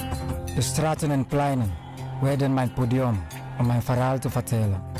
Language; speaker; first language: Dutch; non-native, fluent; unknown